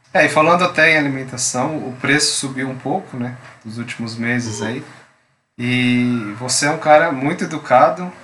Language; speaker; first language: Portuguese; native; Portuguese